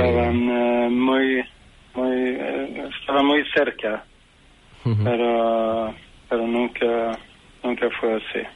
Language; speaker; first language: Spanish; non-native, fluent; Swedish